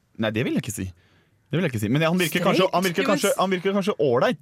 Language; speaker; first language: Norwegian; native; Norwegian